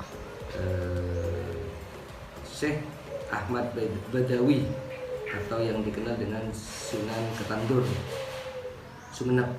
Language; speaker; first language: Indonesian; non-native, local second language; Madurese